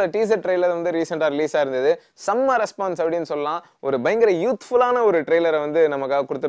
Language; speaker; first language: Tamil; native; Tamil